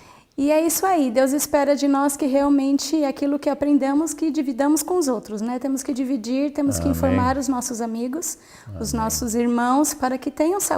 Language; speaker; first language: Portuguese; native; Portuguese